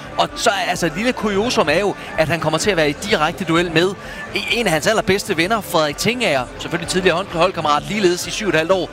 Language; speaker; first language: Danish; native; Danish